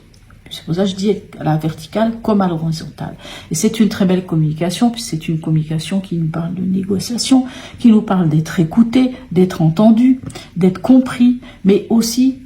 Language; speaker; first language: French; native; French